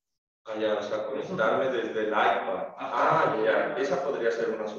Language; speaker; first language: Spanish; native; Spanish